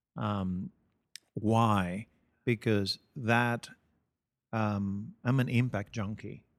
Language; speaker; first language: English; non-native, fluent; Spanish